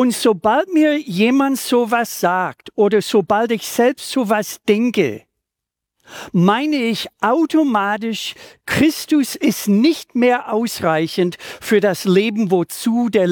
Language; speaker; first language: German; native; German